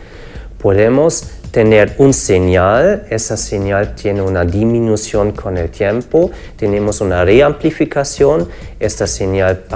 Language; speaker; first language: Spanish; non-native, fluent; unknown